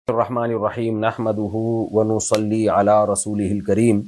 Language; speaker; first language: Urdu; native; Urdu